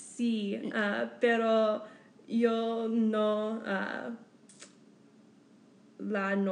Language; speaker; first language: Spanish; non-native, learner; English